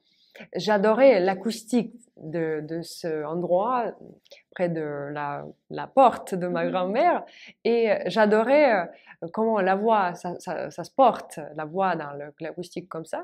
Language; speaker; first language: French; non-native, fluent; Russian